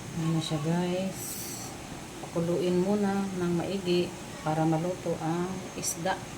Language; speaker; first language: Filipino; non-native, local second language; Cebuano